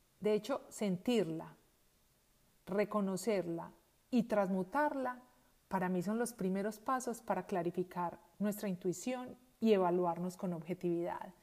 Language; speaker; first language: Spanish; native; Spanish